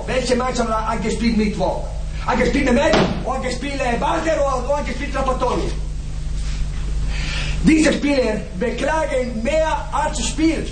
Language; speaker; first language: German; non-native, learner; Italian